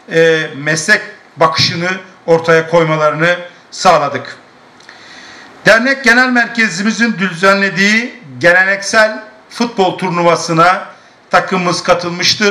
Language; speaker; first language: Turkish; native; Turkish